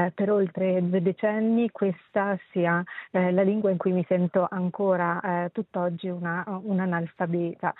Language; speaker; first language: Italian; early bilingual, other home language; Sinhala